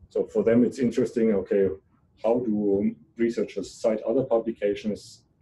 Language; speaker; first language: English; non-native, fluent; German